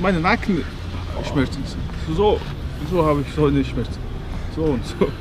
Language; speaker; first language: German; non-native, learner; Mongolian